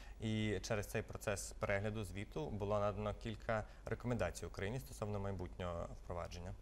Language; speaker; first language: Ukrainian; native; Ukrainian